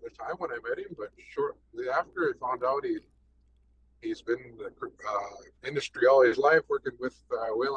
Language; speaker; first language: English; native; English